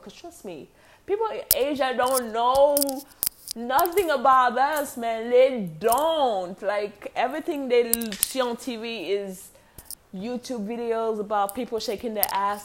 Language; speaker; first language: English; non-native, local second language; French